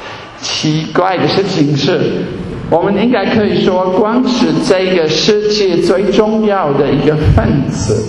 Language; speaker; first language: Chinese; non-native, fluent; German